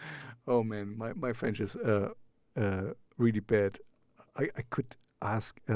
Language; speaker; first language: English; non-native, fluent; German